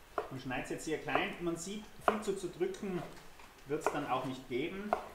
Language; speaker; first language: German; native; German